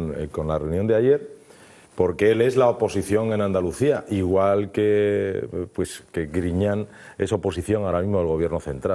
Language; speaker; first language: Spanish; native; Spanish